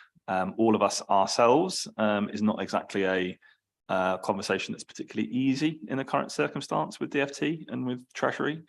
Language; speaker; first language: English; native; English